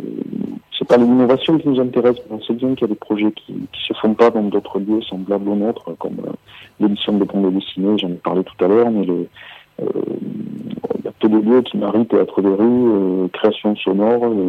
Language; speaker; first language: French; native; French